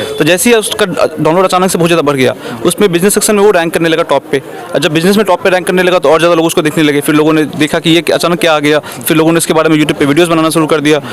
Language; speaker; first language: Hindi; non-native, local second language; Maithili